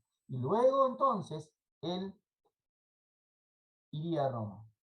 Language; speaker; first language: Spanish; native; Spanish